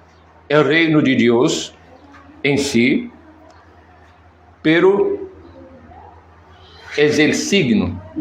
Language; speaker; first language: Spanish; non-native, fluent; Portuguese